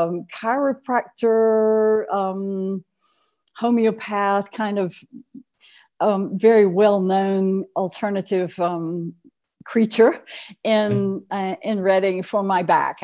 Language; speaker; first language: English; native; English